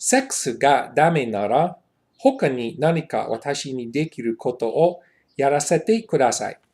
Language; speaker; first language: Japanese; non-native, learner; English